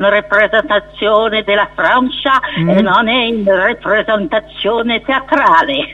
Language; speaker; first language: Italian; non-native, fluent; French